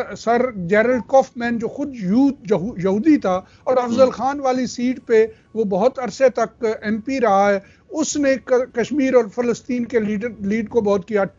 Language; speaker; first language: Urdu; non-native, local second language; Punjabi